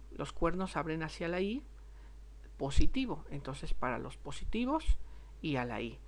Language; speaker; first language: Spanish; native; Spanish